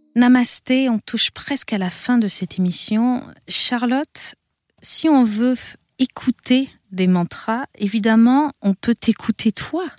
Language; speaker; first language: French; native; French